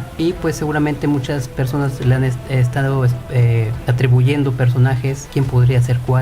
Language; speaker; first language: Spanish; native; Spanish